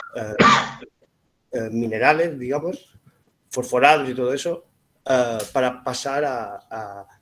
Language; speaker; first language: Spanish; native; Spanish